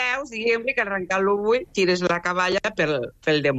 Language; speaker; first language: Catalan; native; Catalan